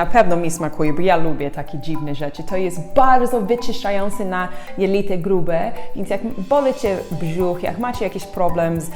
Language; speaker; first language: Polish; non-native, learner; English